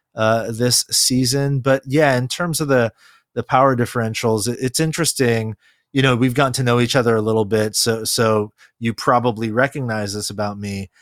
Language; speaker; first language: English; early bilingual, other home language; Korean